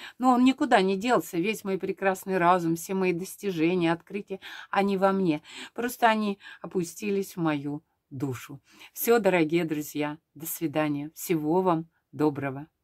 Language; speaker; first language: Russian; native; Russian